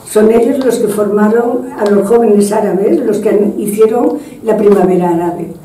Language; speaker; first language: Spanish; non-native, fluent; French